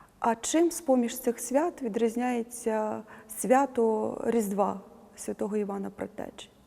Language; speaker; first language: Ukrainian; native; Ukrainian